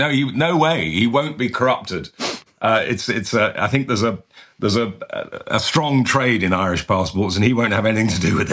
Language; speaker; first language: English; native; English